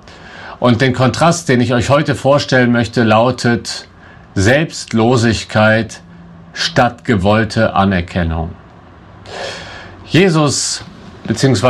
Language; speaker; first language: German; native; German